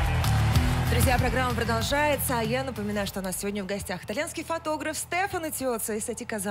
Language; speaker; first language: Russian; native; Russian